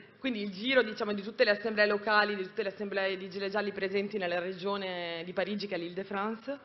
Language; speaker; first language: Italian; native; Italian